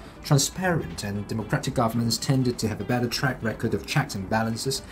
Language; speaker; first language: English; non-native, local second language; Cantonese